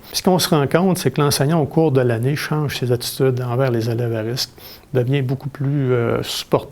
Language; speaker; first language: French; native; French